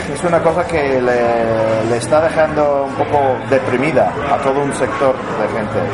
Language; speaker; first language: Spanish; non-native, fluent; English